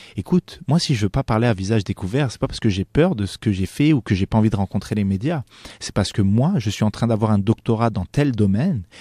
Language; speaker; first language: French; non-native, local second language; Arabic